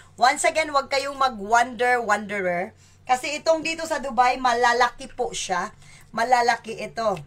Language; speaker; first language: Filipino; native; Filipino